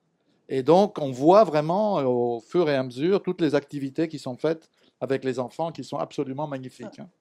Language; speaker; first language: French; native; French